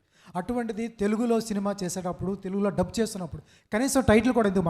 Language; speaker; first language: Telugu; native; Telugu